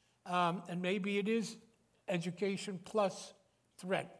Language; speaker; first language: English; native; English